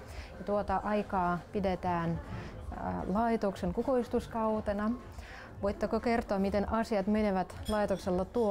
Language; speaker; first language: Finnish; non-native, local second language; Russian